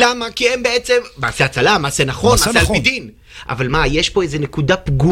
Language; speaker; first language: Hebrew; native; Hebrew